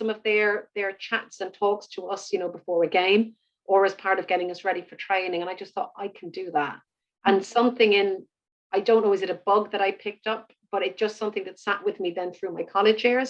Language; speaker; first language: English; native; English